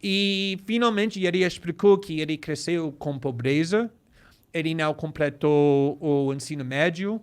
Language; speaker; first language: Portuguese; non-native, fluent; English